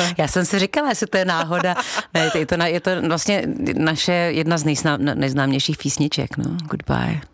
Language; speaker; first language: Czech; native; Czech